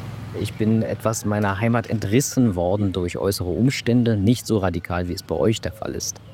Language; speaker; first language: German; native; German